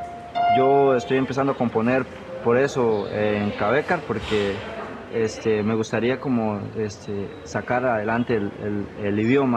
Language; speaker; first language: Spanish; non-native, local second language; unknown